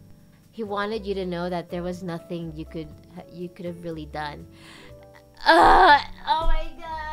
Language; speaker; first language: English; native; English